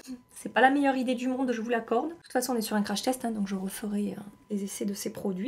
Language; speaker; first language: French; native; French